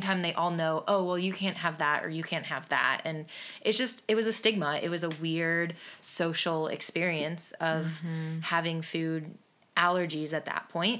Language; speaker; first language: English; native; English